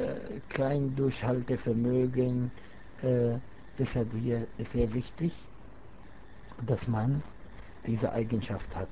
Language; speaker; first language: German; non-native, fluent; Arabic